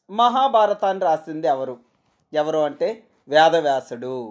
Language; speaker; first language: Telugu; native; Telugu